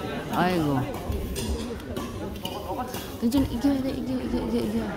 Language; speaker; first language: Korean; non-native, fluent; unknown